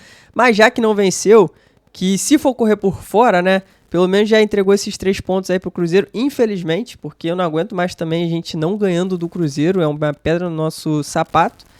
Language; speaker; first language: Portuguese; native; Portuguese